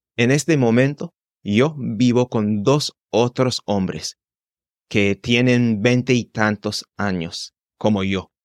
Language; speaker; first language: Spanish; non-native, fluent; English